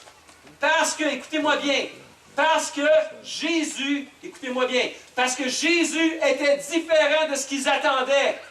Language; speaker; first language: French; native; French